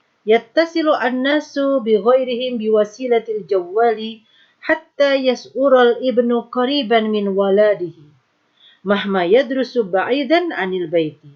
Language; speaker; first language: Arabic; non-native, fluent; Indonesian